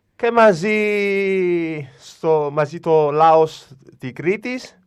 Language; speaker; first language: Greek; non-native, learner; Italian